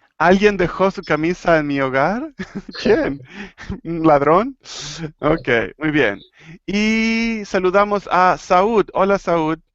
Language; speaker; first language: Spanish; native; Spanish